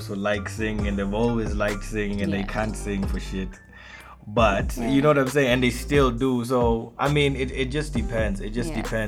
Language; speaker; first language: English; non-native, local second language; Swahili